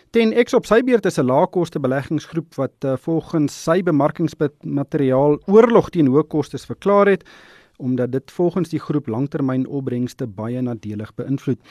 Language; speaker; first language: Afrikaans; native; Afrikaans